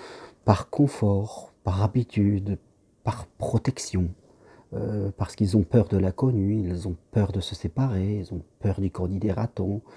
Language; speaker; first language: French; native; French